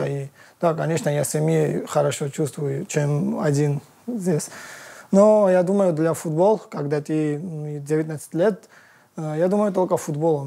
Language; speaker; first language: Russian; non-native, learner; Georgian